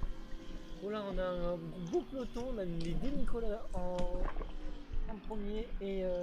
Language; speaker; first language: French; native; French